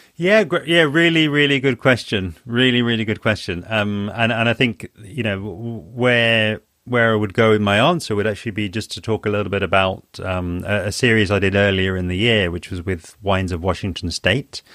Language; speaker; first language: English; native; English